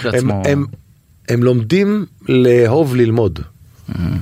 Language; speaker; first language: Hebrew; native; Hebrew